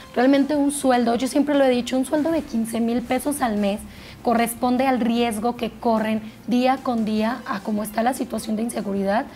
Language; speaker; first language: Spanish; native; Spanish